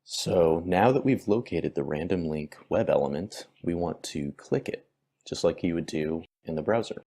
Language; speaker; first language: English; native; English